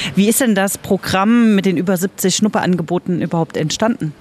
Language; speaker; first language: German; native; German